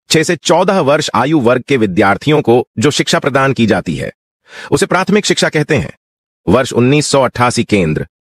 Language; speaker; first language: Hindi; non-native, local second language; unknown